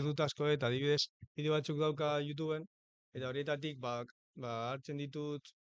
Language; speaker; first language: Basque; non-native, local second language; Spanish